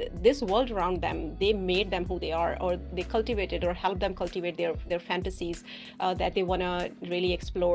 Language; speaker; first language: English; non-native, fluent; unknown